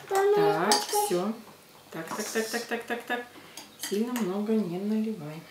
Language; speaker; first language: Russian; native; Russian